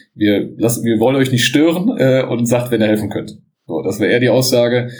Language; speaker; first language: German; native; German